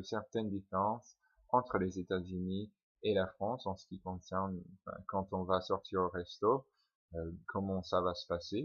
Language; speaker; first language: French; non-native, fluent; English